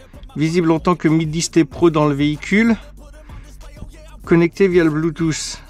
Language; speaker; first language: French; native; French